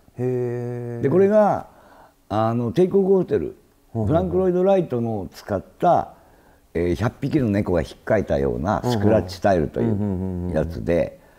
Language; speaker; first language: Japanese; native; Japanese